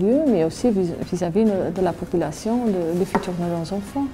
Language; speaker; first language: French; early bilingual, other home language; Arabic